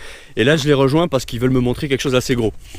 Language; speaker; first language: French; native; French